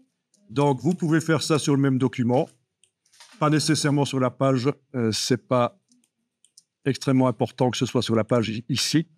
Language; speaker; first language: French; native; French